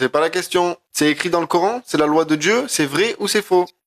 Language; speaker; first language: French; native; French